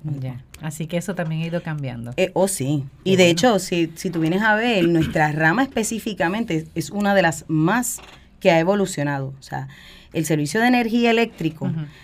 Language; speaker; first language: Spanish; native; Spanish